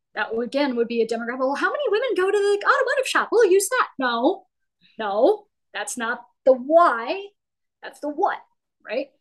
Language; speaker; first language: English; native; English